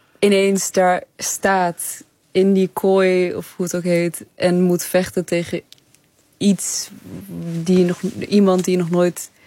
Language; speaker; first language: Dutch; early bilingual, other home language; Persian